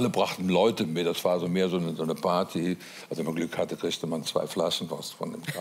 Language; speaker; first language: German; native; German